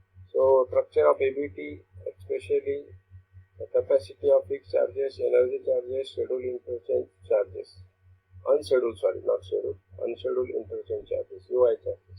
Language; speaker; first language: English; non-native, local second language; Marathi